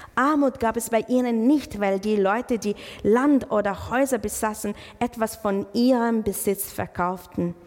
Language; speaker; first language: German; non-native, fluent; Arabic